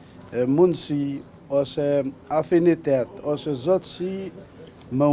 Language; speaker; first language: Albanian; native; Albanian